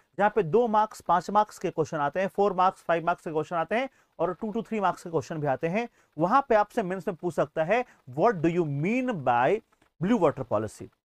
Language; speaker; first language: Hindi; native; Hindi